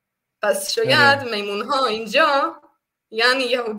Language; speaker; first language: Persian; non-native, fluent; Hebrew